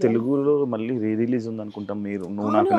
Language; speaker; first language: Telugu; native; Telugu